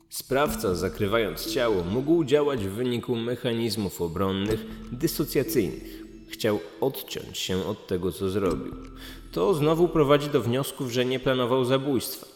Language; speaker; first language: Polish; native; Polish